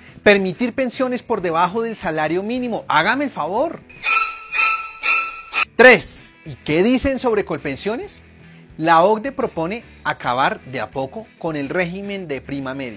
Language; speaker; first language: Spanish; native; Spanish